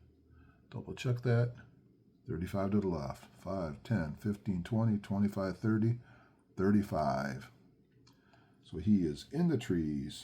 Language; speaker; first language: English; native; English